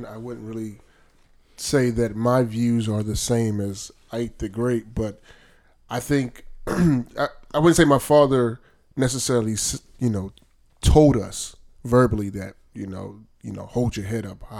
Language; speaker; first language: English; native; English